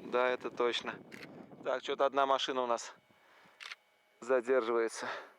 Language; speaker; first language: Russian; native; Russian